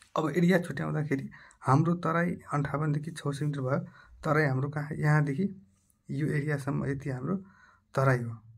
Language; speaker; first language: Nepali; non-native, local second language; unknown